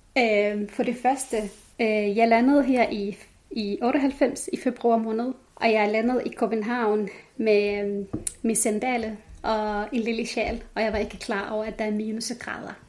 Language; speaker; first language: Danish; non-native, fluent; Arabic